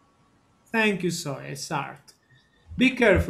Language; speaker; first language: English; non-native, learner; Spanish